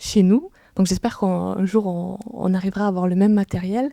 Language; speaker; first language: French; native; French